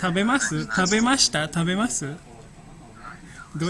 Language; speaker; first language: Japanese; non-native, fluent; Indonesian